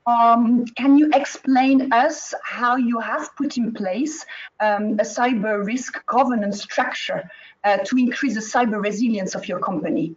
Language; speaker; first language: English; non-native, fluent; French